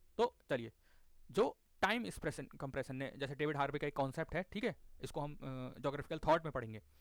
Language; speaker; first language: Hindi; native; Hindi